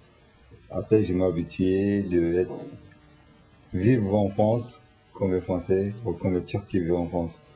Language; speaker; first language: French; non-native, learner; Turkish